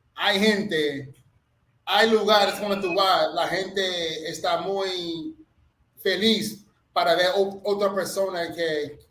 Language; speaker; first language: Spanish; non-native, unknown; English